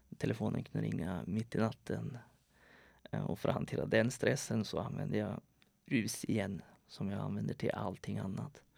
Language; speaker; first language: Swedish; native; Swedish